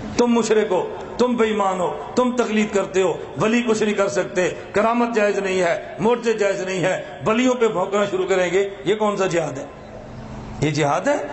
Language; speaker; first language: Urdu; non-native, local second language; Punjabi